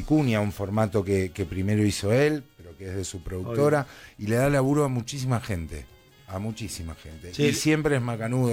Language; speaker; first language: Spanish; native; Spanish